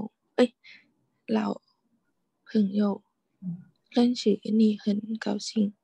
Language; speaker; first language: Chinese; non-native, learner; Thai